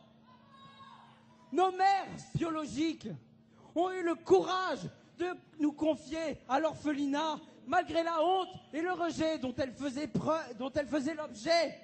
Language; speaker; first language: French; native; French